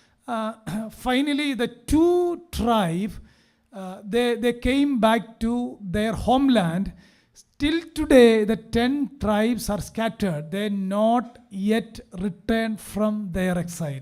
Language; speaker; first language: English; non-native, local second language; Malayalam